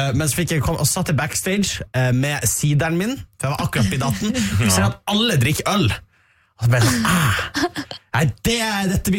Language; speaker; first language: Norwegian; native; Norwegian